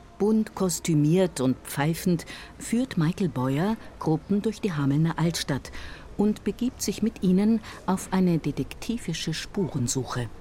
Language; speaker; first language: German; native; German